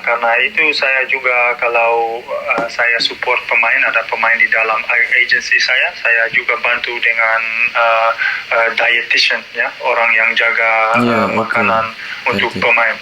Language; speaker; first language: Indonesian; non-native, learner; Dutch